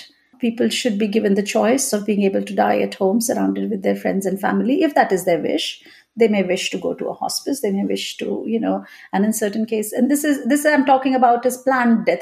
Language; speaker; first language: English; non-native, local second language; Hindi